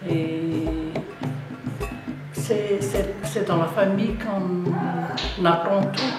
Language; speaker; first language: French; non-native, local second language; Malagasy